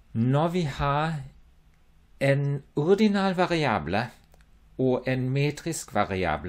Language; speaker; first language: Norwegian; non-native, fluent; German